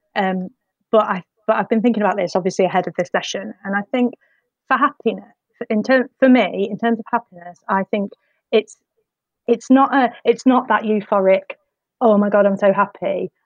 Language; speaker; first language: English; native; English